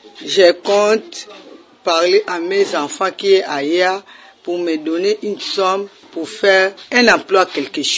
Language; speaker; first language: French; non-native, learner; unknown